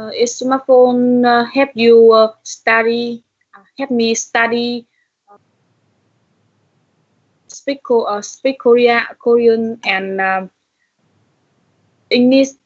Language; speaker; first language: English; non-native, learner; Vietnamese